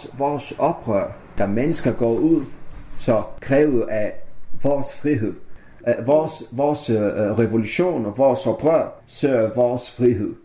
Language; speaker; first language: Danish; non-native, learner; Arabic